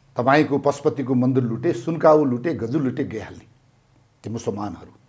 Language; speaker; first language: Nepali; native; Nepali